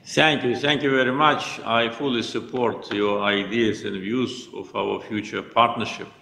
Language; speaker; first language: English; non-native, fluent; Azerbaijani